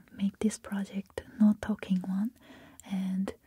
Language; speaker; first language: English; non-native, fluent; Korean